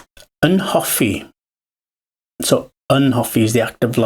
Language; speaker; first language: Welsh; non-native, learner; English